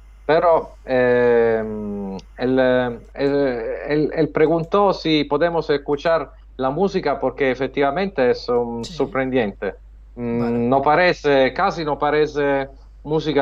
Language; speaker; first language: Spanish; non-native, fluent; Italian